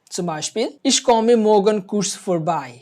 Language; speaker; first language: German; non-native, fluent; Bangla